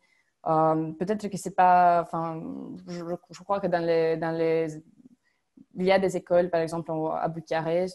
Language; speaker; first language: French; non-native, fluent; Romanian